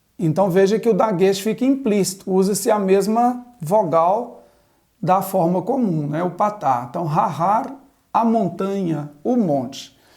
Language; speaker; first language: Portuguese; native; Portuguese